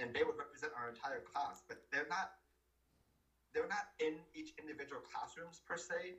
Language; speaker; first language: English; early bilingual, other home language; Vietnamese